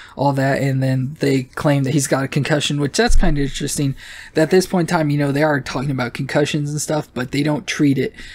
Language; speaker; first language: English; native; English